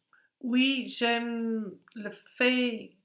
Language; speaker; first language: French; non-native, learner; English